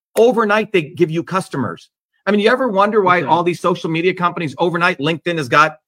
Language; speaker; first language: English; non-native, local second language; Tamil